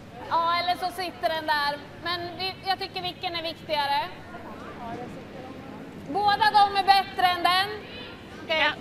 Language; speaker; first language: Swedish; native; Swedish